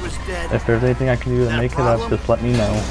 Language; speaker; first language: English; native; English